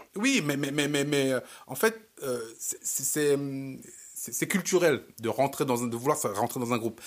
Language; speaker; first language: French; early bilingual, other home language; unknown